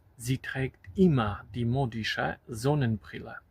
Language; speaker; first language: German; non-native, fluent; Polish